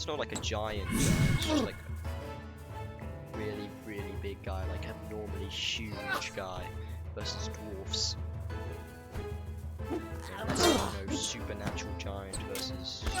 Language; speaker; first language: English; native; English